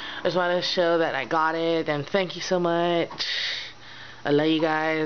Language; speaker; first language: English; native; English